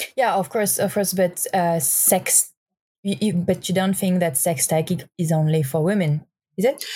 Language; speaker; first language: English; non-native, learner; French